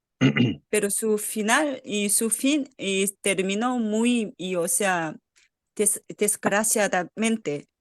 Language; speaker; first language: Spanish; non-native, fluent; Korean